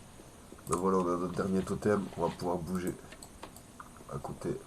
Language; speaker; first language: French; native; French